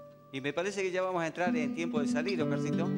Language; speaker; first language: Spanish; native; Spanish